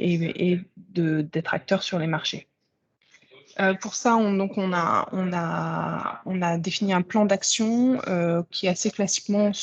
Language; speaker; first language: French; native; French